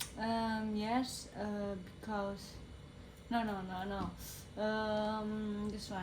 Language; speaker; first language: English; non-native, learner; Indonesian